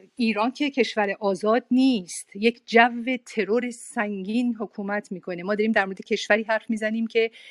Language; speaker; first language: Persian; native; Persian